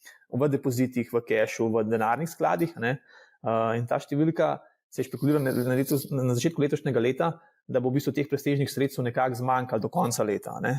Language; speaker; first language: Slovenian; native; Slovenian